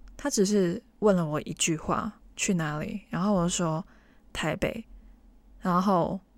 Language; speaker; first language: Chinese; non-native, local second language; Cantonese